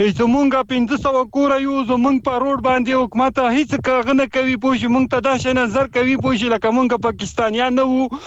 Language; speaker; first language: Pashto; native; Pashto